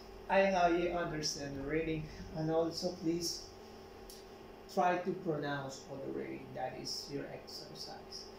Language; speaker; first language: English; non-native, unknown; Spanish